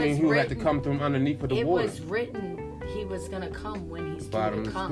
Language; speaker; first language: English; native; English